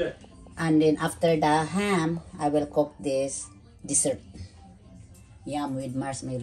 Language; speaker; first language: English; non-native, learner; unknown